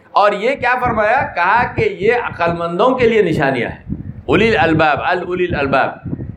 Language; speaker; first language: Urdu; native; Urdu